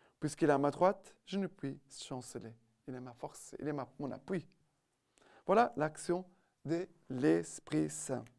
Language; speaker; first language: French; non-native, fluent; Portuguese